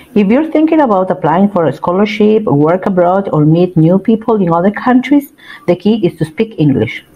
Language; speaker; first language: English; non-native, fluent; Spanish